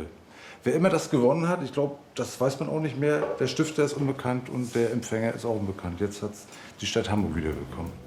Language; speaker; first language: German; native; German